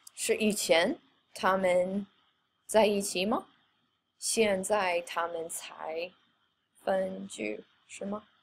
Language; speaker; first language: Chinese; non-native, fluent; English